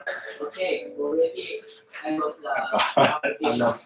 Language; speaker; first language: English; non-native, learner; Filipino